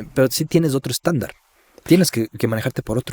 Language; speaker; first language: Spanish; native; Spanish